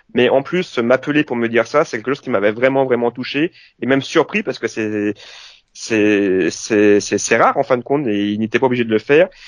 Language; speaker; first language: French; native; French